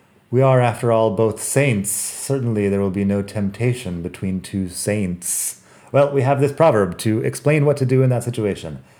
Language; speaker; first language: English; native; English